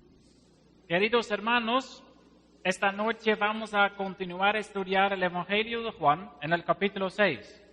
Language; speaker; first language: Spanish; non-native, fluent; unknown